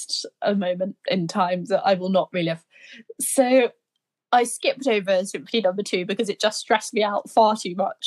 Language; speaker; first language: English; native; English